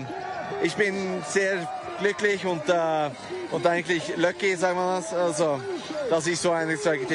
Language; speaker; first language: German; non-native, fluent; Norwegian